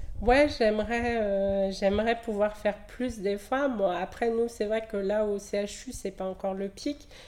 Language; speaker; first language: French; native; French